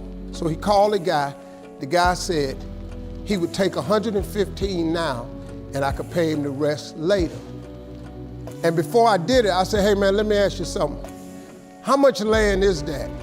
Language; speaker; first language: English; native; English